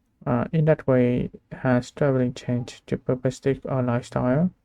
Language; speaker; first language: English; non-native, learner; Vietnamese